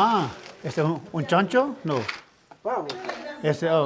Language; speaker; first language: Spanish; non-native, learner; Hindi